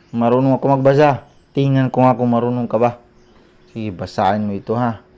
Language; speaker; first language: Filipino; non-native, local second language; Maranao